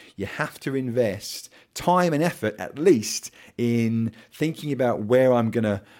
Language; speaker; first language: English; native; English